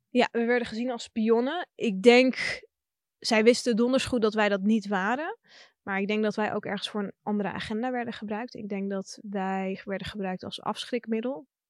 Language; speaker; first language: Dutch; early bilingual, other home language; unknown